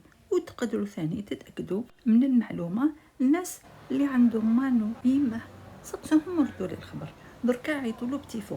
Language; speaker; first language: Arabic; native; Arabic